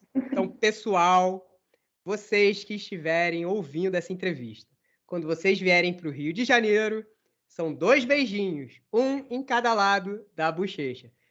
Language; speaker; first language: Portuguese; native; Portuguese